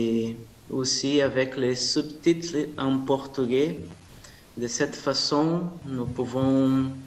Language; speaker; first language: French; non-native, learner; Portuguese